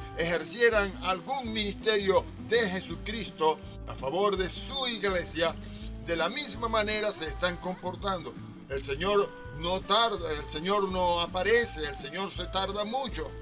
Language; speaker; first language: Spanish; native; Spanish